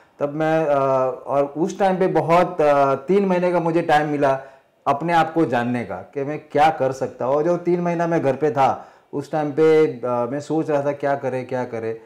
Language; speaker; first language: Hindi; non-native, local second language; Marathi